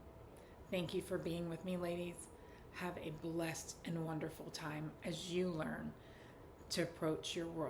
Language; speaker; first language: English; native; English